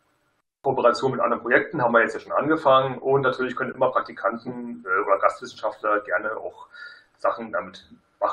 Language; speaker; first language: German; native; German